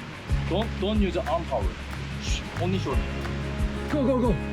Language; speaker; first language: English; non-native, learner; Korean